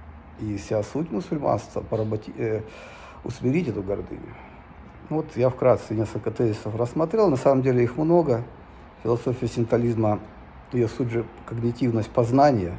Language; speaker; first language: Russian; native; Russian